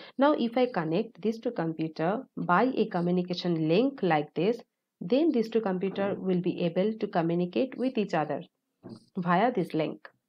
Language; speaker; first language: English; non-native, local second language; Bangla